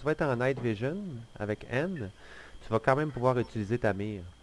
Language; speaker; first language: French; native; French